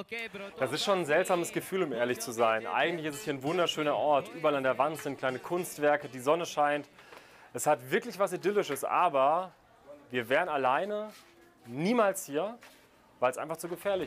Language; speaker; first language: German; native; German